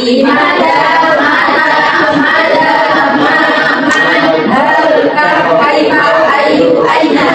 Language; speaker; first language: Arabic; non-native, learner; Indonesian